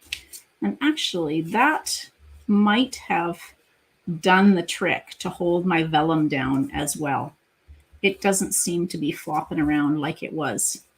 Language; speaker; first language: English; native; English